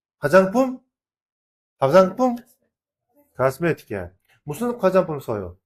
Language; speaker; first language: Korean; non-native, fluent; Uzbek